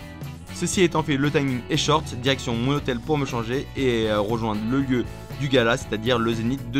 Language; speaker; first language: French; native; French